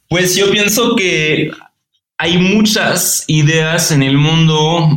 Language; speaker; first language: Spanish; non-native, fluent; French